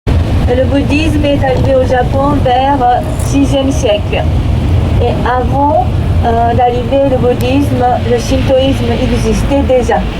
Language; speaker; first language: French; non-native, fluent; Japanese